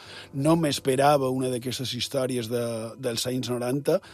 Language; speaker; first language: Catalan; native; Catalan